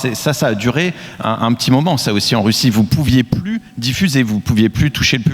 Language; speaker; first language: French; native; French